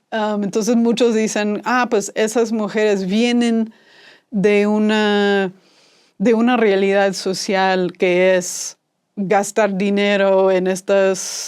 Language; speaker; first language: Spanish; non-native, fluent; English